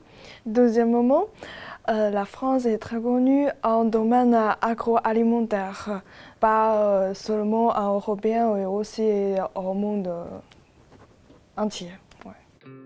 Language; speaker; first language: French; non-native, learner; Chinese